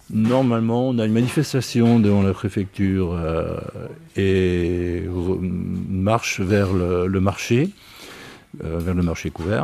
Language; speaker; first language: French; native; French